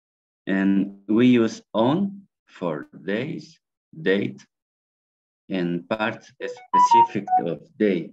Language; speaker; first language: English; non-native, learner; Spanish